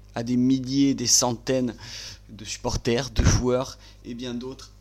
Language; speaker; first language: French; native; French